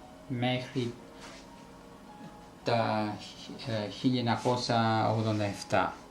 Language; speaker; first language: Greek; non-native, fluent; Italian